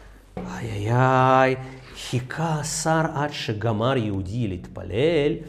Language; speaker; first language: Hebrew; non-native, fluent; Russian